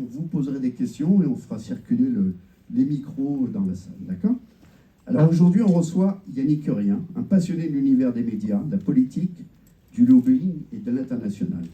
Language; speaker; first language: French; native; French